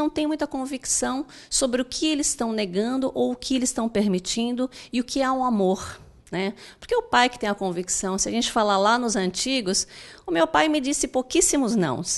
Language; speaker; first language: Portuguese; native; Portuguese